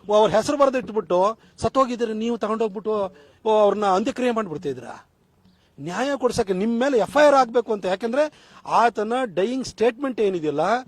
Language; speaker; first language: Kannada; native; Kannada